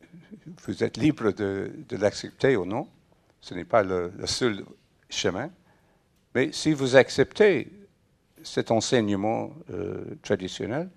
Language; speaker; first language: French; non-native, fluent; English